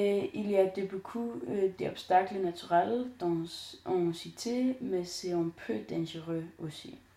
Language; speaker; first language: French; non-native, learner; Danish